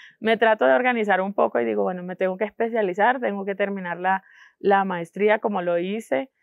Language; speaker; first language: Spanish; non-native, local second language; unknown